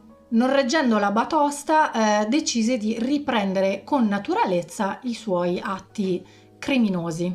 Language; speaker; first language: Italian; native; Italian